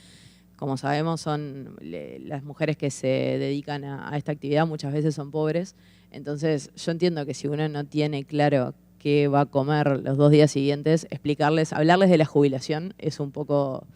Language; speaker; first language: Spanish; native; Spanish